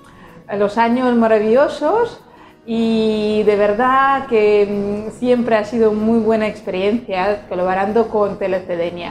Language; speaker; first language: Spanish; non-native, fluent; Russian